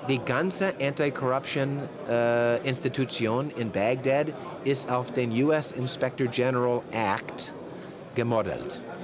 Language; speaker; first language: German; non-native, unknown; English